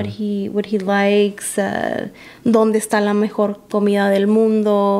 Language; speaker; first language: Spanish; early bilingual, heritage; Spanish